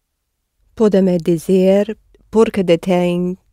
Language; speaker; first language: Portuguese; non-native, learner; English